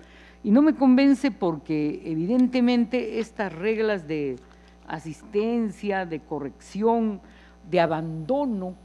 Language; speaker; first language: Spanish; native; Spanish